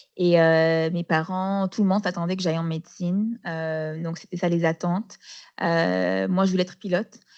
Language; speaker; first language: French; non-native, local second language; Arabic